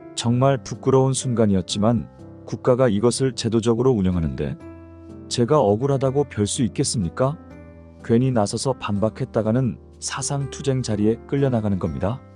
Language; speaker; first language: Korean; native; Korean